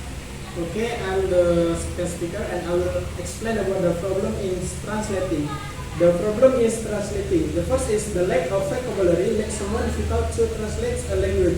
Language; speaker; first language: English; non-native, learner; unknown